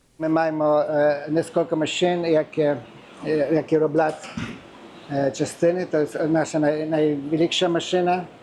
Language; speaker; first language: Ukrainian; early bilingual, heritage; Ukrainian